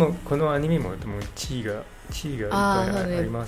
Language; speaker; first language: Japanese; non-native, learner; English